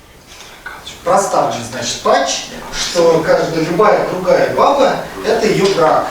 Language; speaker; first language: Russian; native; Russian